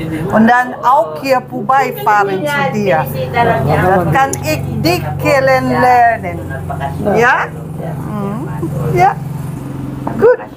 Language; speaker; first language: German; non-native, learner; Filipino